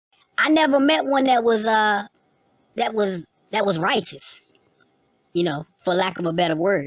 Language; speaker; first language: English; native; English